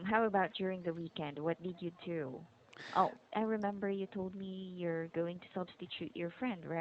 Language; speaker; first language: English; non-native, fluent; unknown